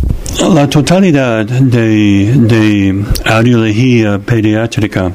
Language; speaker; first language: Spanish; non-native, fluent; English